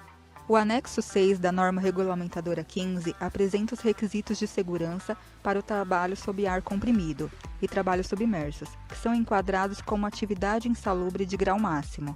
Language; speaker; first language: Portuguese; native; Portuguese